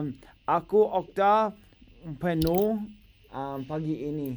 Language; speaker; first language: Indonesian; non-native, learner; English